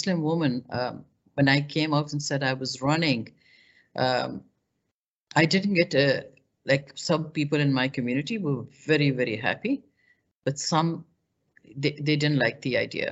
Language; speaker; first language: English; non-native, local second language; Pashto